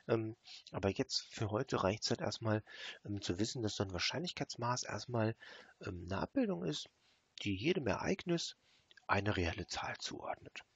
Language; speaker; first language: German; native; German